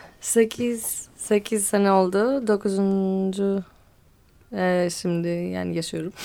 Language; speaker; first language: Turkish; non-native, fluent; Greek